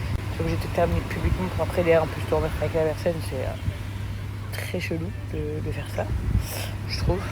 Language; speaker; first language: French; early bilingual, other home language; English